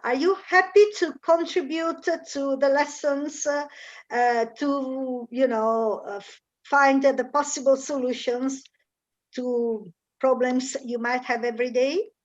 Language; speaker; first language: English; non-native, fluent; Italian